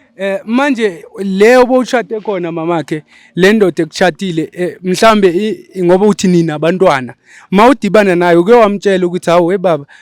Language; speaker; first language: Zulu; non-native, local second language; Xhosa